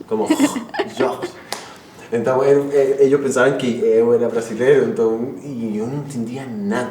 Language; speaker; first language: Portuguese; non-native, fluent; Spanish